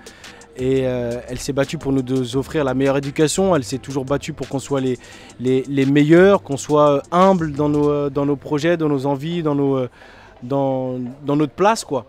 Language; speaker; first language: French; native; French